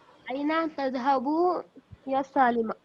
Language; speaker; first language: Arabic; non-native, learner; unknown